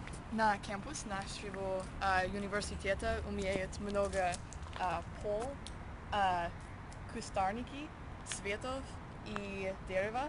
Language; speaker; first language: Russian; non-native, learner; English